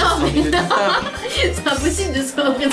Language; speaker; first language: French; native; French